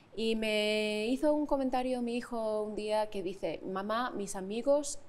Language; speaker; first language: Spanish; non-native, fluent; English